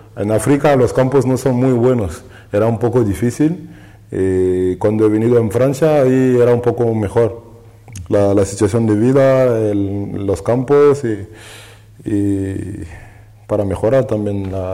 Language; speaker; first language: Spanish; non-native, learner; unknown